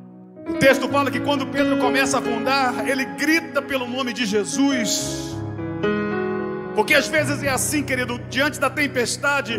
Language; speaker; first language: Portuguese; native; Portuguese